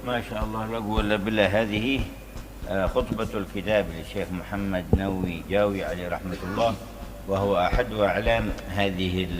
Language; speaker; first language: Arabic; native; Arabic